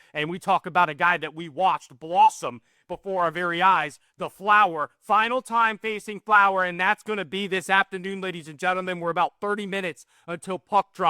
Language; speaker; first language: English; native; English